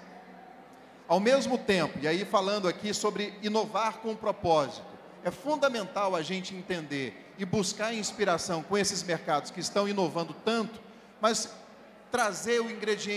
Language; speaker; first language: Portuguese; native; Portuguese